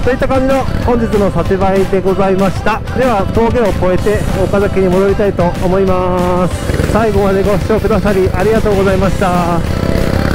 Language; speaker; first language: Japanese; native; Japanese